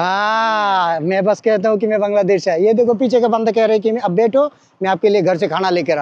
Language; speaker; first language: Hindi; non-native, learner; Bangla